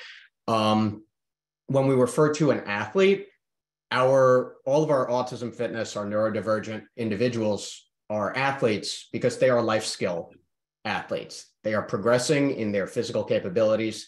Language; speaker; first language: English; native; English